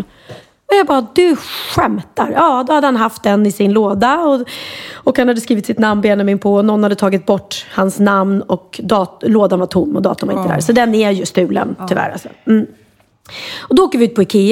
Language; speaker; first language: Swedish; native; Swedish